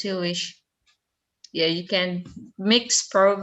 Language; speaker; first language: English; non-native, fluent; Indonesian